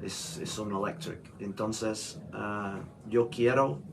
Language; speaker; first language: Spanish; non-native, learner; English